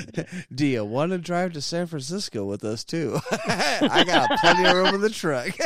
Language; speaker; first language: English; native; English